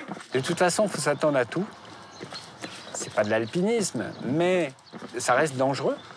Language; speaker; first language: French; native; French